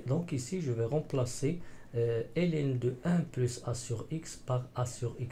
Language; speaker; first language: French; non-native, local second language; Arabic